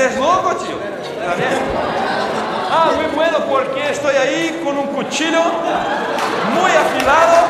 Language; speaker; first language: Spanish; non-native, fluent; Portuguese